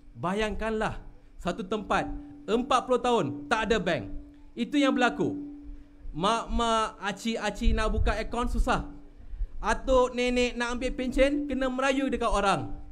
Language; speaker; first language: Malay; non-native, local second language; Tamil